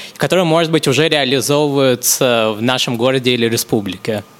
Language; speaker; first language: Russian; non-native, fluent; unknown